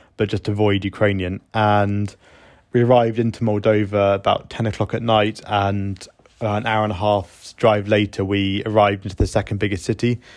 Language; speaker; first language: English; native; English